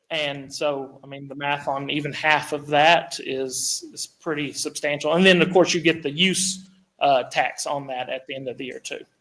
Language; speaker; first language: English; native; English